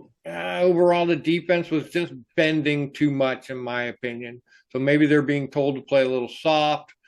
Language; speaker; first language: English; native; English